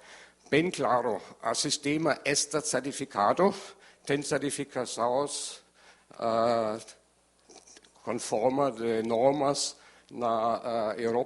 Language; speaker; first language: Portuguese; non-native, learner; German